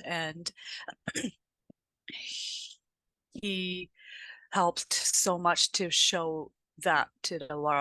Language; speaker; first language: English; non-native, learner; Japanese